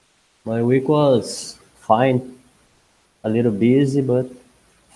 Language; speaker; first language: English; non-native, learner; Portuguese